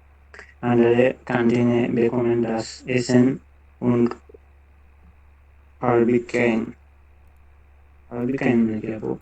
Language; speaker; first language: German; non-native, learner; Bangla